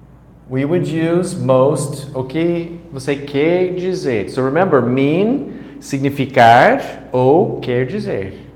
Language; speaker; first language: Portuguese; non-native, fluent; English